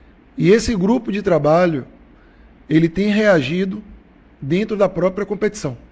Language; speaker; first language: Portuguese; native; Portuguese